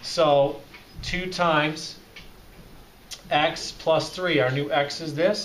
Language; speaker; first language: English; native; English